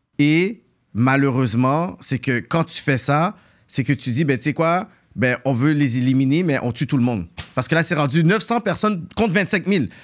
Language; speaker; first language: French; native; French